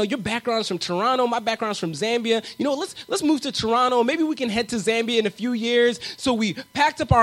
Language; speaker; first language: English; native; English